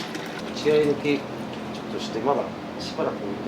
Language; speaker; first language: Japanese; native; Japanese